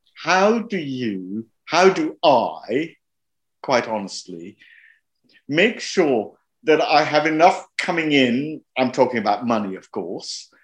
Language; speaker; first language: English; non-native, local second language; Hindi